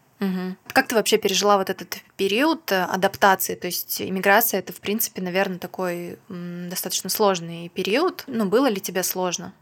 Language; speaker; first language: Russian; native; Russian